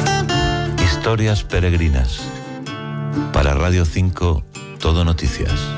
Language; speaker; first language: Spanish; native; Spanish